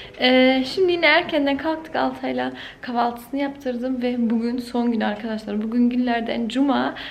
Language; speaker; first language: Turkish; early bilingual, heritage; Turkish